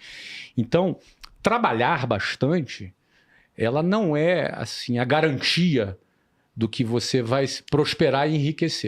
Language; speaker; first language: Portuguese; native; Portuguese